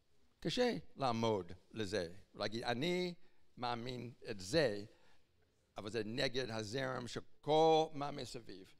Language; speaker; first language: Hebrew; non-native, fluent; English